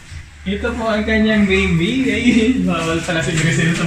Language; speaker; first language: Filipino; native; Filipino